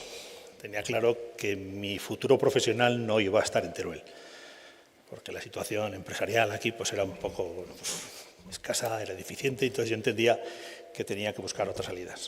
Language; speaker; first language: Spanish; native; Spanish